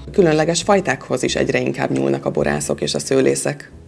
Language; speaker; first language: Hungarian; native; Hungarian